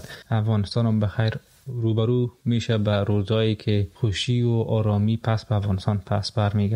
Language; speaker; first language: Persian; native; Persian